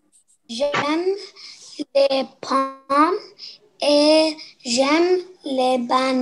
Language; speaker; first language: French; non-native, learner; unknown